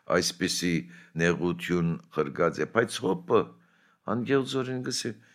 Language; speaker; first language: Armenian; early bilingual, heritage; Armenian